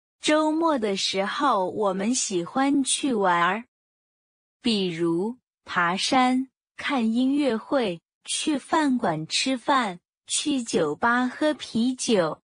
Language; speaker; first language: Chinese; non-native, learner; Hindi